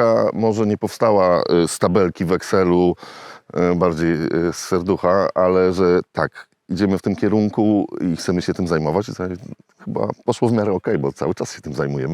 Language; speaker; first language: Polish; native; Polish